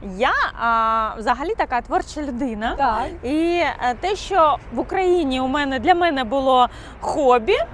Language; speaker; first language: Ukrainian; non-native, local second language; Russian